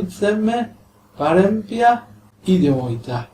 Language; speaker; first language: Finnish; non-native, learner; Persian